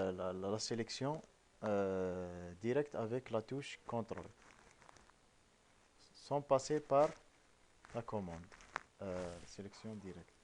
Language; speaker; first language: French; non-native, local second language; Arabic